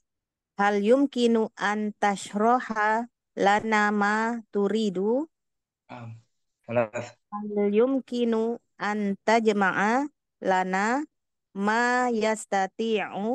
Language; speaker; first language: Arabic; non-native, learner; Indonesian